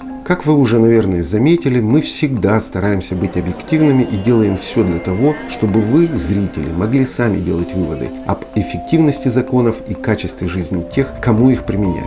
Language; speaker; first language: Russian; native; Russian